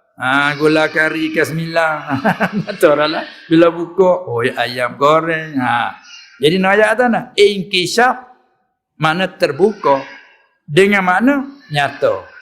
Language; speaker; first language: Malay; native; Malay